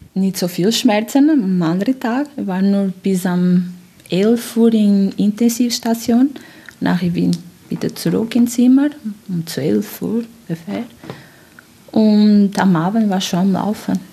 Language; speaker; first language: German; non-native, fluent; Portuguese